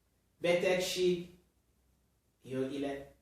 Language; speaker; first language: Hungarian; non-native, learner; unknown